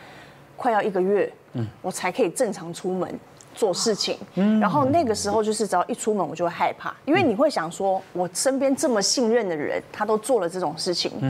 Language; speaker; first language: Chinese; native; Chinese